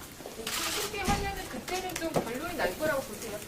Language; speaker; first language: Korean; native; Korean